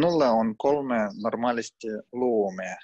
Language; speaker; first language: Finnish; non-native, learner; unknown